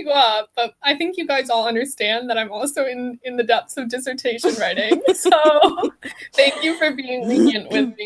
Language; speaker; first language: English; native; English